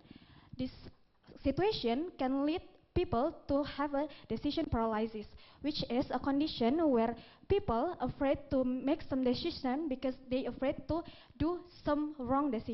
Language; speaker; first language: English; non-native, fluent; Indonesian